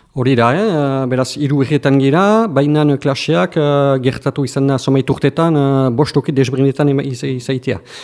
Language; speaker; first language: Basque; native; Basque